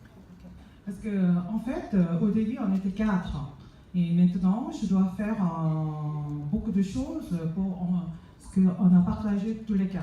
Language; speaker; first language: French; non-native, fluent; Korean